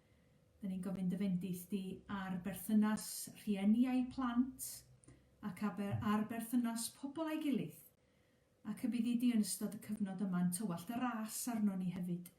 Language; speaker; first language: Welsh; native; Welsh